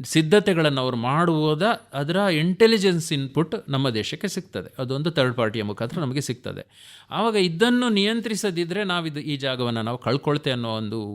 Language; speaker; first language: Kannada; non-native, local second language; Tulu